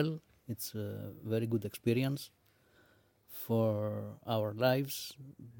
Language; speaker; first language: English; non-native, learner; Greek